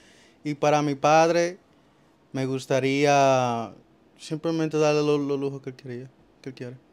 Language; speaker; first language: Spanish; early bilingual, heritage; Spanish